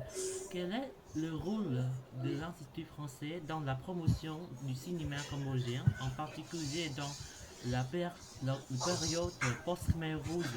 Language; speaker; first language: French; non-native, learner; Khmer